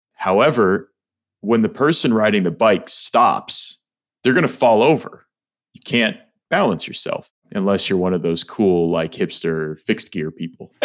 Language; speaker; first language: English; native; English